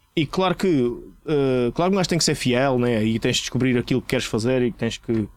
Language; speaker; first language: Portuguese; native; Portuguese